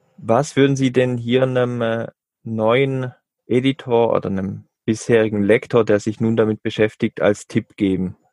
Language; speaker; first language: German; native; German